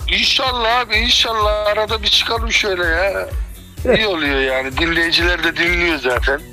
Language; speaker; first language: Turkish; early bilingual, heritage; Turkish